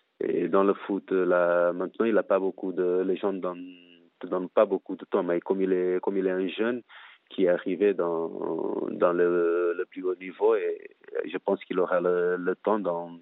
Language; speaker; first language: French; non-native, fluent; Portuguese